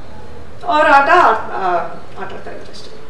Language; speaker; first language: Kannada; non-native, fluent; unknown